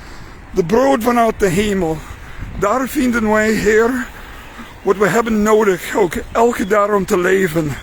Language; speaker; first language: Dutch; non-native, fluent; English